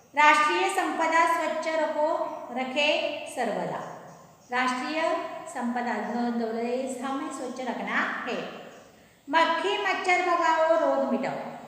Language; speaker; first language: Hindi; non-native, local second language; Marathi